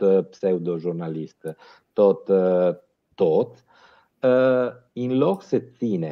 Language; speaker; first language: Romanian; non-native, fluent; Italian